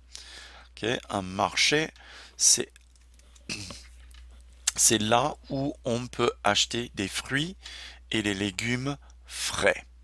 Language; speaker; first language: French; non-native, fluent; English